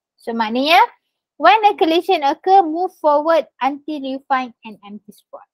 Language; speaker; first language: English; non-native, local second language; Malay